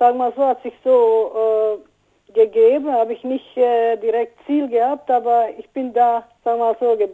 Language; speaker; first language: German; non-native, learner; Bosnian